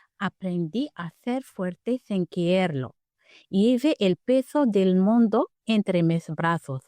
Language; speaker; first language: Spanish; non-native, learner; Arabic